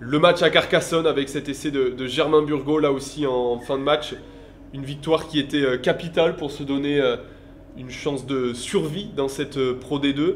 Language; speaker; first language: French; native; French